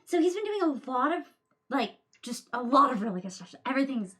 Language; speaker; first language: English; native; English